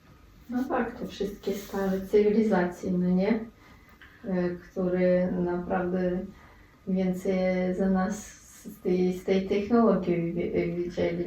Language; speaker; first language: Polish; non-native, fluent; Russian